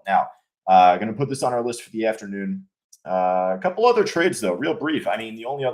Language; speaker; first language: English; native; English